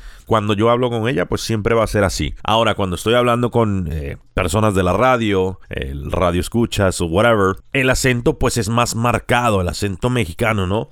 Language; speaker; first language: Spanish; early bilingual, heritage; Spanish